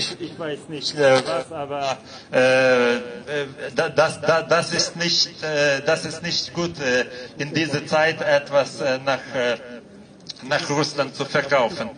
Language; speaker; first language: German; non-native, fluent; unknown